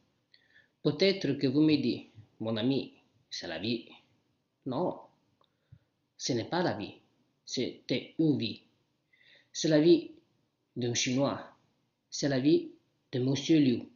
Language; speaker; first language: French; non-native, learner; Italian